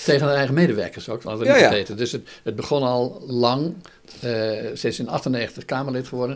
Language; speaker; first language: Dutch; native; Dutch